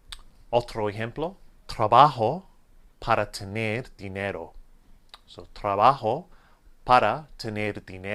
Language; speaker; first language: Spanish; non-native, fluent; English